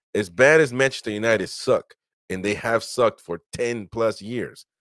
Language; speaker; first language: English; native; English